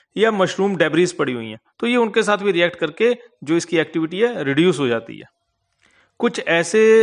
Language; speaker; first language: Hindi; non-native, local second language; Punjabi